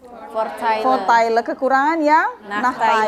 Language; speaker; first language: German; non-native, learner; Indonesian